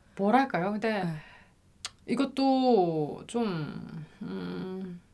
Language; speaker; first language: Korean; native; Korean